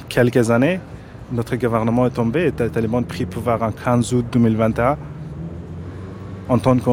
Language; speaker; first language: French; non-native, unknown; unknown